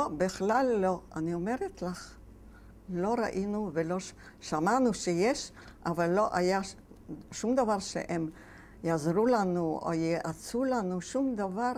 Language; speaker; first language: Hebrew; non-native, fluent; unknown